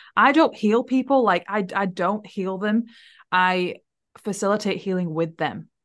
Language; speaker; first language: English; native; English